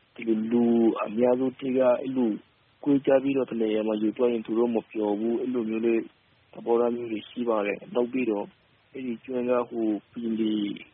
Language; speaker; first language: Burmese; non-native, local second language; Rohingya